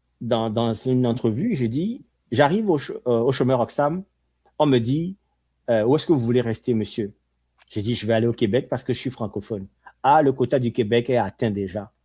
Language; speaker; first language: French; non-native, local second language; Ewe